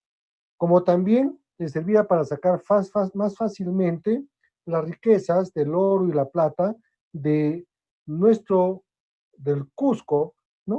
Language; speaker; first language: Spanish; native; Spanish